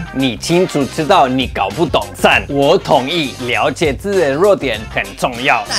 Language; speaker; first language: Chinese; non-native, fluent; English